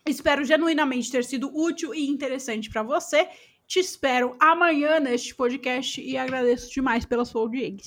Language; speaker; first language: Portuguese; native; Portuguese